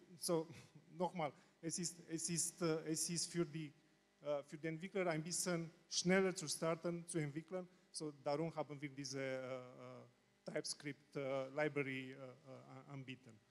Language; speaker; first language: German; non-native, learner; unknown